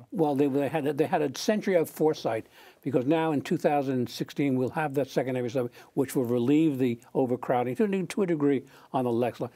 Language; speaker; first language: English; native; English